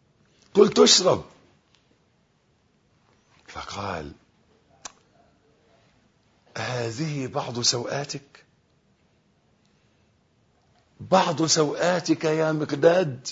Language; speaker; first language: Arabic; native; Arabic